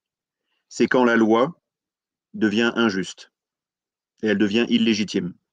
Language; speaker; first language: French; native; French